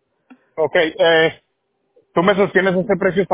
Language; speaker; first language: Spanish; native; Spanish